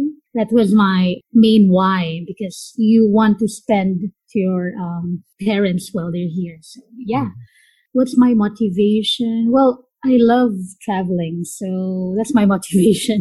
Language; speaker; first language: English; non-native, local second language; Filipino